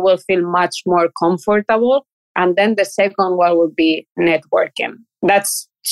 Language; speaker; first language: English; non-native, fluent; Spanish